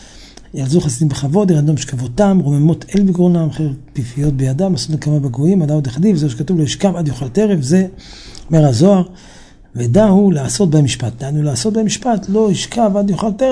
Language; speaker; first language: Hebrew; native; Hebrew